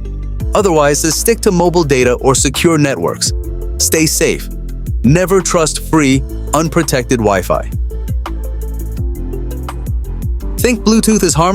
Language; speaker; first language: English; native; English